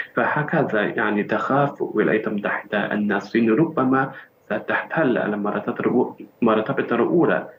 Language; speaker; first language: Arabic; non-native, fluent; Chinese